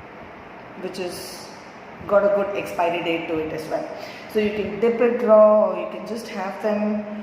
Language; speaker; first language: English; non-native, local second language; Tamil